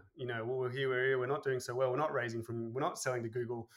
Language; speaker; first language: English; native; English